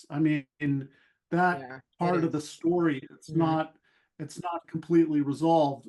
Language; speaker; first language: English; native; English